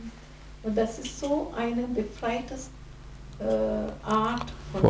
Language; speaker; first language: German; non-native, fluent; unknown